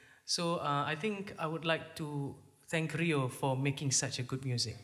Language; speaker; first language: English; non-native, local second language; Malay